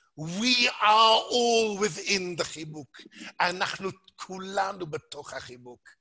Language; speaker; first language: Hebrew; non-native, fluent; English